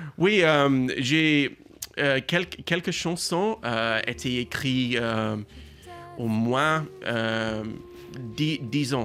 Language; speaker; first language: French; non-native, learner; English